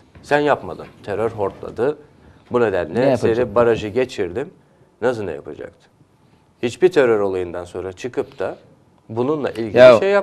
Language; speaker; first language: Turkish; native; Turkish